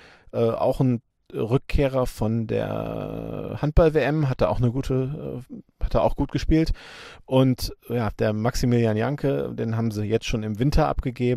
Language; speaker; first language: German; native; German